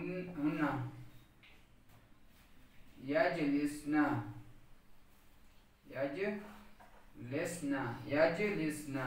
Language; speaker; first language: Arabic; non-native, fluent; Urdu